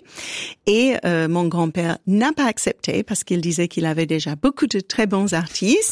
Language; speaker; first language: French; non-native, fluent; English